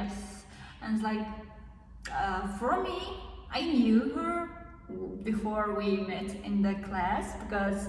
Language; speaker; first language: English; non-native, learner; Kazakh